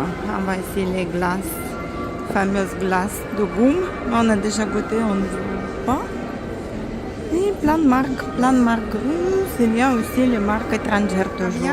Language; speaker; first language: French; non-native, fluent; Russian